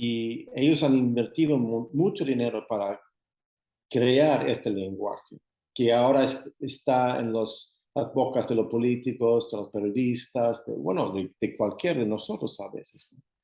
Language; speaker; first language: Spanish; non-native, fluent; Swedish